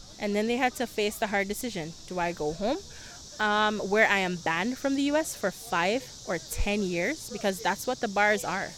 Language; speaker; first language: English; early bilingual, other home language; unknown